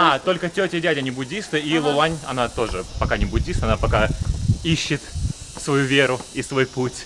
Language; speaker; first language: Russian; native; Russian